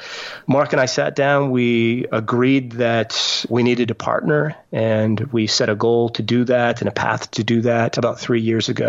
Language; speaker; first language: English; native; English